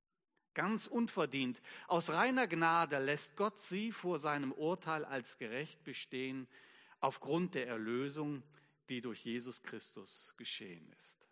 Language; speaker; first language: German; native; German